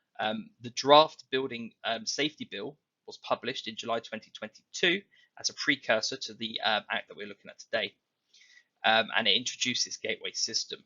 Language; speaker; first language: English; native; English